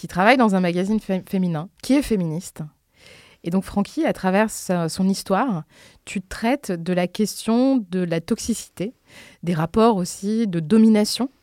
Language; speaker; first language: French; native; French